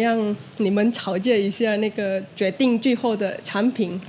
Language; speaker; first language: Chinese; non-native, fluent; Indonesian